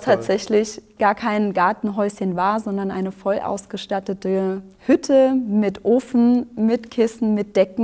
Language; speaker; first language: German; native; German